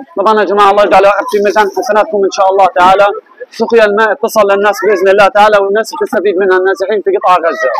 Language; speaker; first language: Arabic; native; Arabic